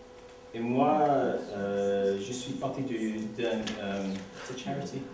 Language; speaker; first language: French; non-native, learner; English